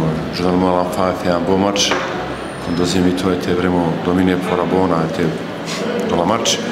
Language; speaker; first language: French; non-native, learner; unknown